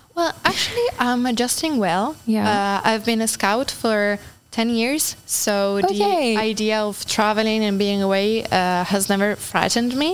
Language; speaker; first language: English; non-native, fluent; Italian